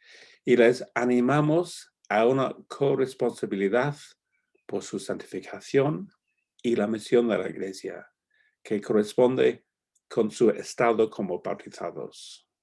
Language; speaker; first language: Spanish; non-native, fluent; English